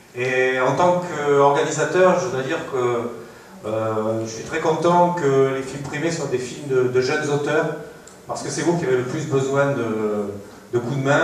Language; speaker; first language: French; native; French